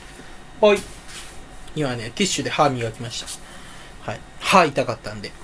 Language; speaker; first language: Japanese; native; Japanese